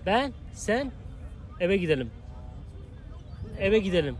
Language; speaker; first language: Turkish; native; Turkish